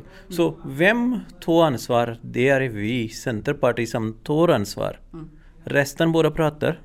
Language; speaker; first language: Swedish; non-native, learner; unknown